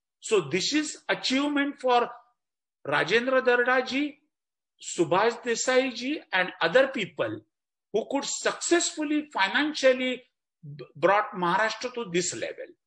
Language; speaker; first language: English; non-native, local second language; Marathi